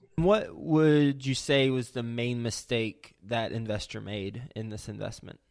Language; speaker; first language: English; native; English